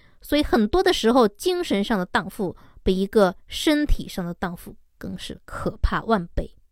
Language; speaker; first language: Chinese; native; Chinese